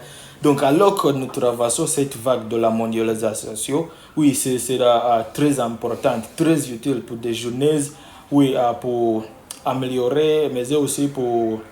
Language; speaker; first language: French; non-native, fluent; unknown